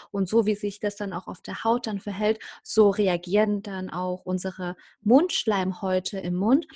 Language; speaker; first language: German; native; German